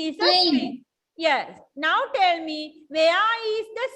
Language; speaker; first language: English; non-native, local second language; Sinhala